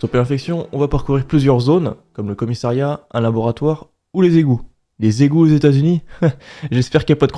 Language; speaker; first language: French; native; French